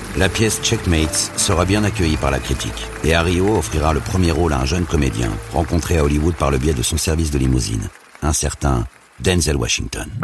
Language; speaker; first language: French; native; French